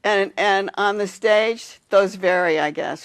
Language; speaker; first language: English; native; English